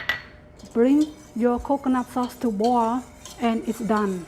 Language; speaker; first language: English; non-native, fluent; Khmer